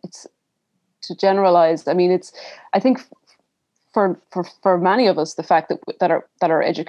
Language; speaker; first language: English; native; English